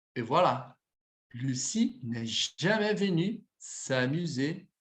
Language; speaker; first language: French; non-native, fluent; Portuguese